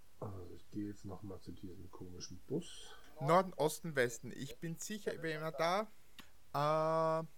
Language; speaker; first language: German; native; German